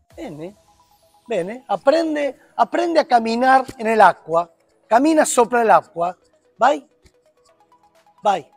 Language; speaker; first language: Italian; non-native, learner; Spanish